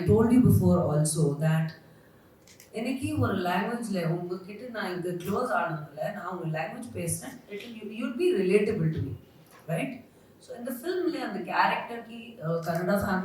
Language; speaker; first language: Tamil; non-native, learner; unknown